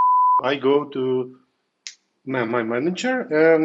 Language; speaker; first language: English; non-native, fluent; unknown